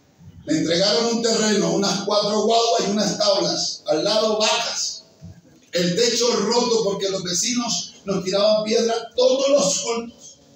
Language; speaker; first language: Spanish; native; Spanish